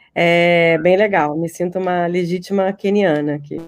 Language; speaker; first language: Portuguese; native; Portuguese